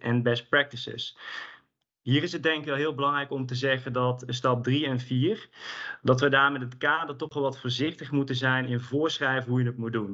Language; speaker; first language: Dutch; native; Dutch